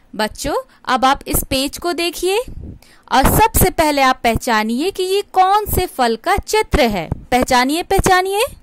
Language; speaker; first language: Hindi; native; Hindi